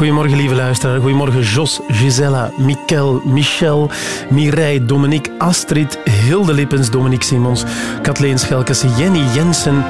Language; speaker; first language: Dutch; native; Dutch